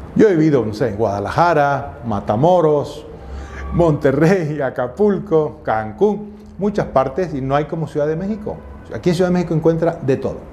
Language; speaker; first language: Spanish; native; Spanish